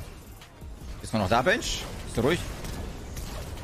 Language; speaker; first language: German; native; German